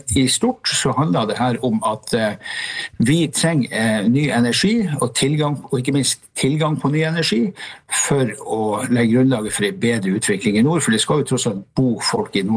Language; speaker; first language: Norwegian; native; Norwegian